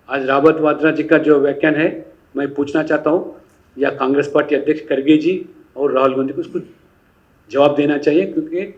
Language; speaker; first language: Hindi; non-native, local second language; Telugu